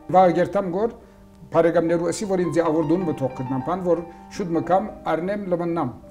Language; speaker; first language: Armenian; early bilingual, heritage; Armenian